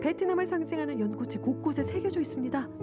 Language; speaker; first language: Korean; native; Korean